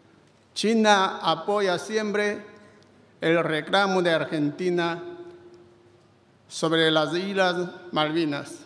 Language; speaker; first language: Spanish; non-native, fluent; Chinese